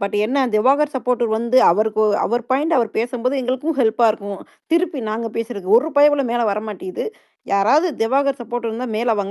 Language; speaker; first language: Tamil; native; Tamil